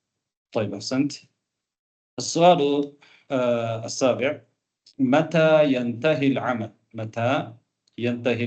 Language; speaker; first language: Arabic; non-native, fluent; Tamil